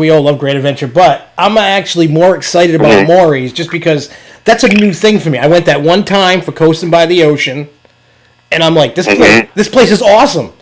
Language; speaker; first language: English; native; English